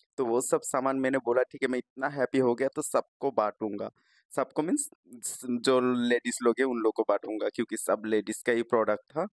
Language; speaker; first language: Hindi; non-native, local second language; Bangla